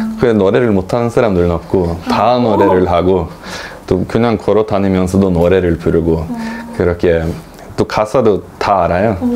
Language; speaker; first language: Korean; non-native, fluent; Norwegian